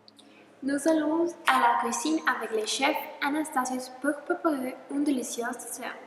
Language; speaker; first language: French; non-native, learner; Spanish